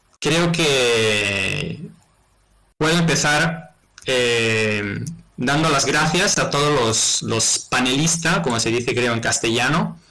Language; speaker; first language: Spanish; non-native, fluent; Italian